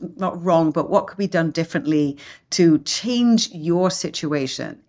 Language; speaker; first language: English; native; English